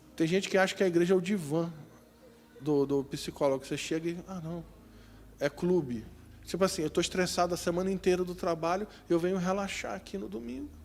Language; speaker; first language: Portuguese; native; Portuguese